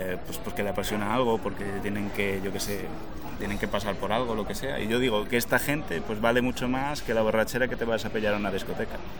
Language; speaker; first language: Spanish; native; Spanish